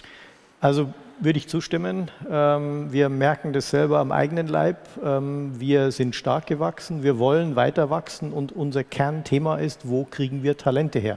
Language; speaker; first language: German; native; German